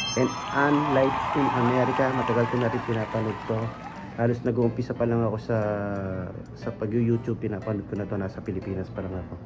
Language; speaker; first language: Filipino; non-native, local second language; Pampanga